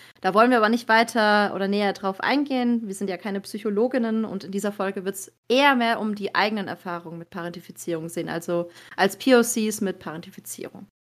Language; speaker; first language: German; early bilingual, other home language; Persian